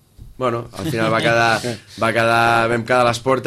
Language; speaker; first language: Catalan; native; Catalan